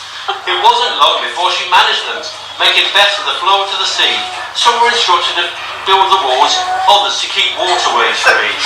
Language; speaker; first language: English; native; English